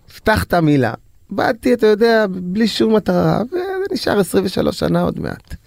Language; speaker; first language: Hebrew; native; Hebrew